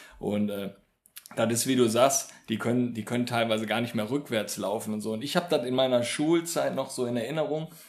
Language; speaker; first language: German; native; German